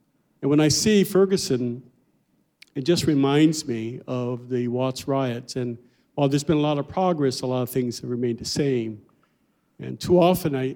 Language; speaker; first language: English; native; English